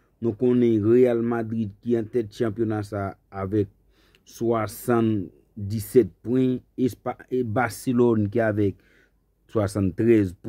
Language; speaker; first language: French; non-native, learner; Haitian Creole